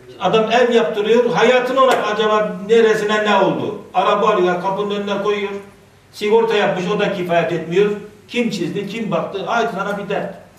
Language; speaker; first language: Turkish; native; Turkish